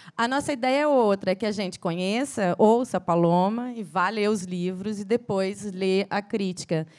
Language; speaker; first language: Portuguese; native; Portuguese